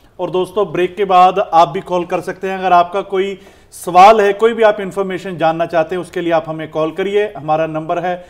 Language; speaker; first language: Hindi; non-native, local second language; Punjabi